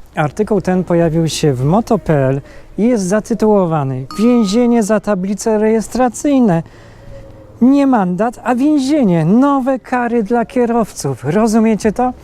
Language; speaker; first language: Polish; native; Polish